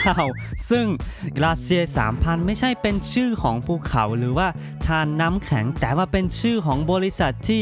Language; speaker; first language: Thai; early bilingual, heritage; Thai